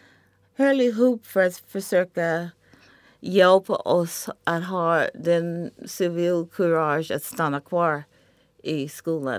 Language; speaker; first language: Swedish; non-native, fluent; English